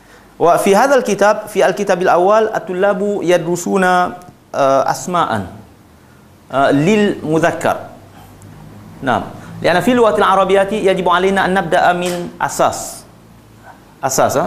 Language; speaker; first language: Arabic; non-native, fluent; Malay